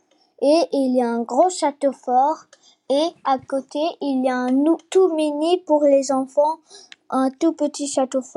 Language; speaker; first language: French; early bilingual, other home language; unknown